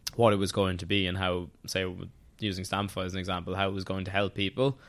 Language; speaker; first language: English; native; English